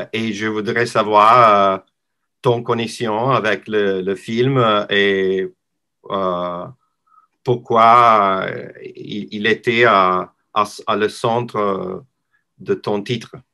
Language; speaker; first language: French; non-native, learner; English